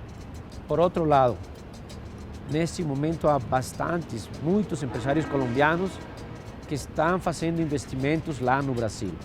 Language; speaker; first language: Portuguese; non-native, fluent; Spanish